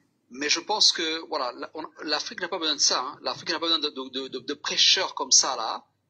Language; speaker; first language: French; non-native, local second language; Somali